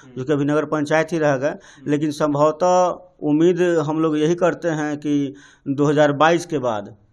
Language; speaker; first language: Hindi; native; Hindi